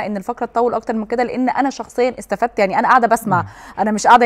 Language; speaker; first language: Arabic; native; Arabic